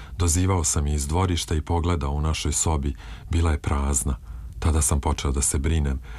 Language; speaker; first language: Serbian; native; Serbian